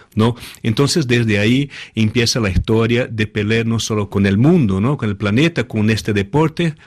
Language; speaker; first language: Spanish; non-native, fluent; Portuguese